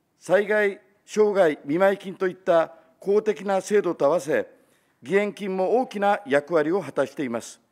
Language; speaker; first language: Japanese; native; Japanese